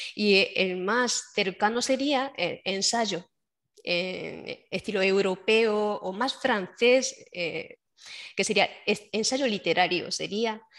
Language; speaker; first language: Spanish; non-native, fluent; Japanese